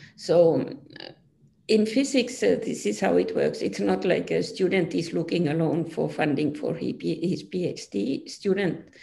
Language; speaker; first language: English; non-native, fluent; Finnish